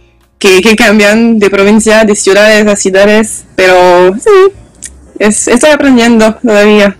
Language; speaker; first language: Spanish; non-native, learner; French